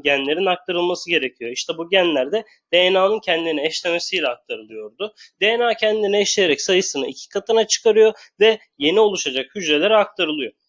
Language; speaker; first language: Turkish; native; Turkish